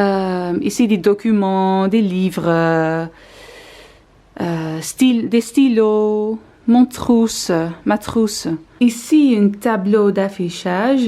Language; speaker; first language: French; non-native, learner; Dutch